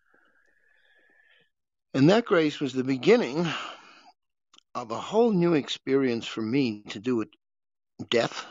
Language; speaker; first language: English; native; English